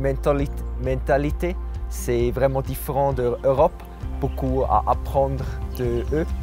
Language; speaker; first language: French; non-native, local second language; German